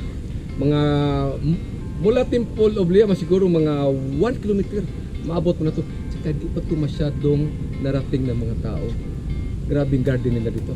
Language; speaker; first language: Filipino; non-native, local second language; Cebuano